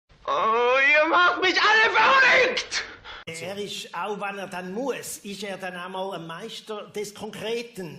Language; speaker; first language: German; native; German